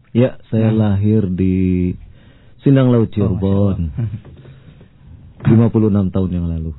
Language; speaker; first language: Indonesian; native; Indonesian